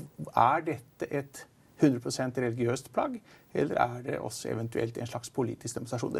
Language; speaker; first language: Norwegian; native; Norwegian